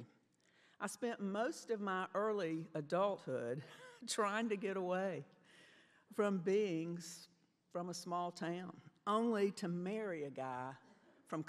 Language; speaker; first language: English; native; English